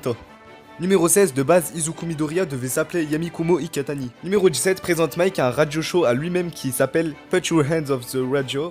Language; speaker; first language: French; native; French